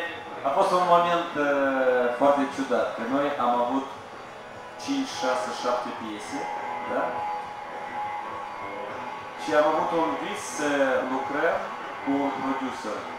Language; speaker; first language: Romanian; non-native, local second language; Russian